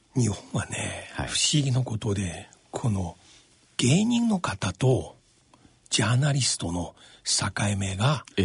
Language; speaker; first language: Japanese; non-native, fluent; Chinese